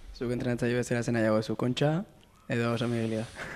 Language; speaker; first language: Basque; native; Basque